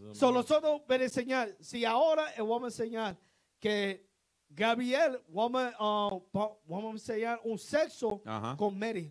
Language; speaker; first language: Spanish; non-native, learner; English